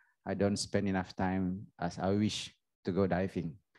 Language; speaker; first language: English; non-native, fluent; Indonesian